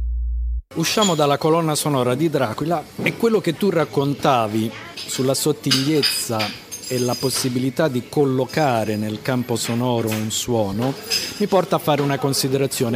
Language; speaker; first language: Italian; native; Italian